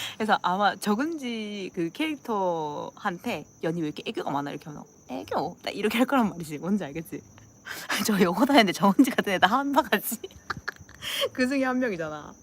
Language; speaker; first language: Korean; native; Korean